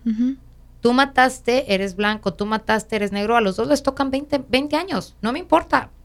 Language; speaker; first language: Spanish; native; Spanish